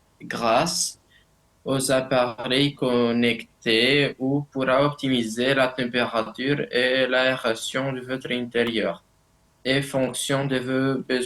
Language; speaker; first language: French; non-native, learner; Romanian